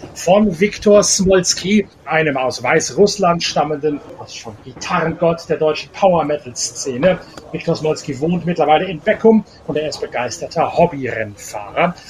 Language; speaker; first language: German; native; German